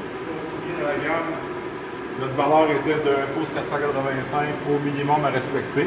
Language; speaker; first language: French; native; French